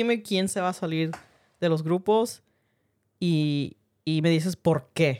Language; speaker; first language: Spanish; early bilingual, heritage; Spanish